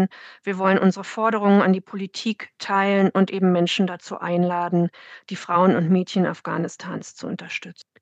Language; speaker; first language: German; native; German